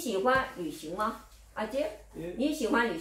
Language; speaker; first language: Chinese; non-native, fluent; Korean